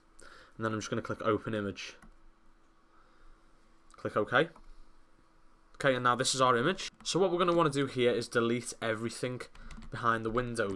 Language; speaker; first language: English; native; English